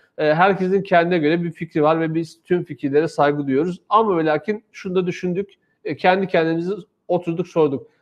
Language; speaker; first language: Turkish; native; Turkish